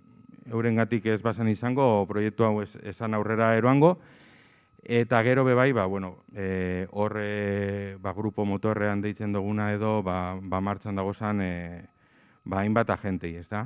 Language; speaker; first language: Basque; native; Basque